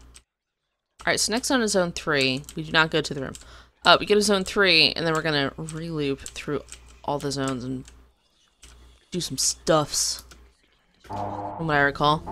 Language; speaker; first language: English; native; English